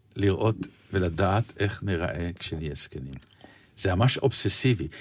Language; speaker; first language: Hebrew; native; Hebrew